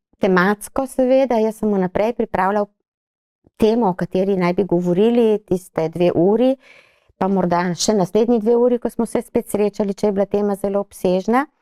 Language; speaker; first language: Slovenian; native; Slovenian